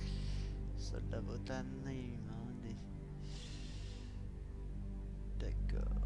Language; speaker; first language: French; native; French